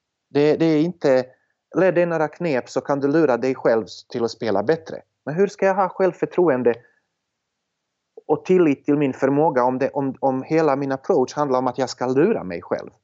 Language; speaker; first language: Swedish; non-native, fluent; Serbian